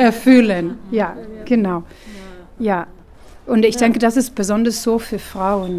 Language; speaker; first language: German; non-native, fluent; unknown